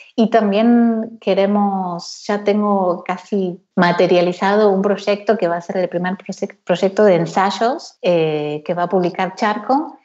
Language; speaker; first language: Spanish; native; Spanish